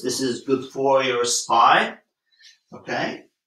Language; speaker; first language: English; non-native, fluent; Turkish